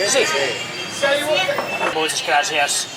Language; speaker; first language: Spanish; non-native, learner; Finnish